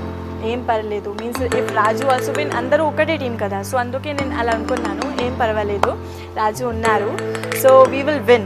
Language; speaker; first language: Telugu; non-native, local second language; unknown